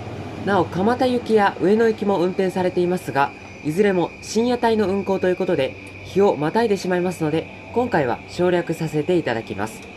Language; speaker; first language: Japanese; native; Japanese